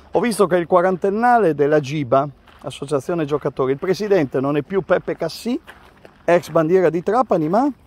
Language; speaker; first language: Italian; native; Italian